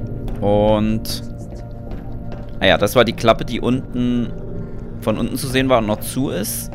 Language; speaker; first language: German; native; German